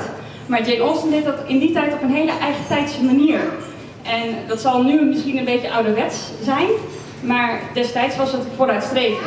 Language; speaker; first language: Dutch; native; Dutch